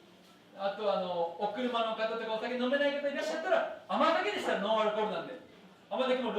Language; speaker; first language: Japanese; native; Japanese